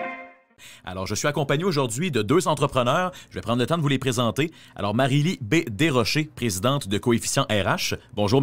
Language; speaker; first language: French; native; French